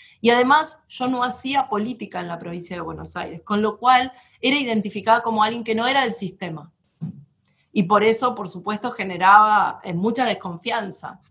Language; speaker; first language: Spanish; native; Spanish